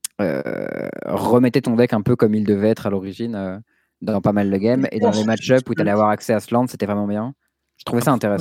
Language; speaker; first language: French; native; French